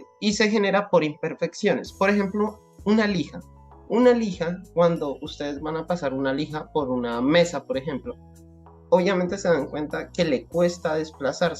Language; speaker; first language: Spanish; native; Spanish